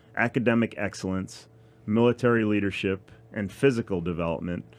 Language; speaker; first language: English; native; English